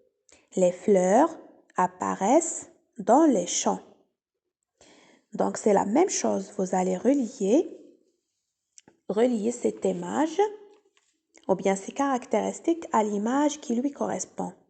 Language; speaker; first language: French; non-native, local second language; Arabic